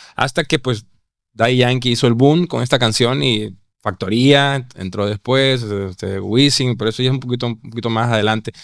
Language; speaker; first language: Spanish; native; Spanish